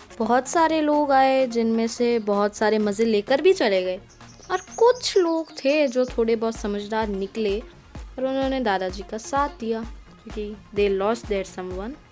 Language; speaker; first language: Hindi; non-native, local second language; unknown